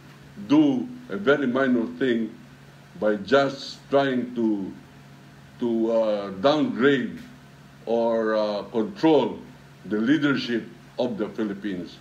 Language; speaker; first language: English; non-native, local second language; Filipino